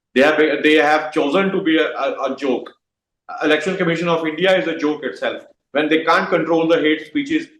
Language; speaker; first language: English; non-native, local second language; Punjabi